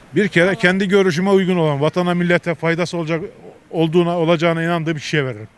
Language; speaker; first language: Turkish; native; Turkish